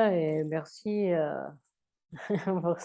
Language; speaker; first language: French; non-native, learner; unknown